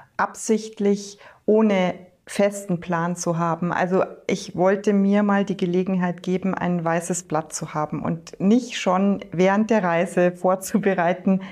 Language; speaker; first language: German; native; German